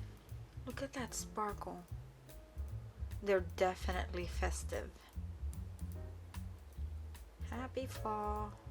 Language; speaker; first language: English; native; English